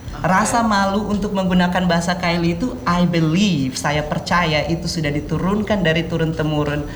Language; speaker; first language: Indonesian; non-native, local second language; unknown